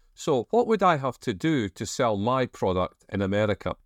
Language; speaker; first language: English; native; English